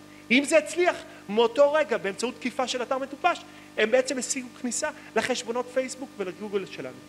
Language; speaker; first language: Hebrew; native; Hebrew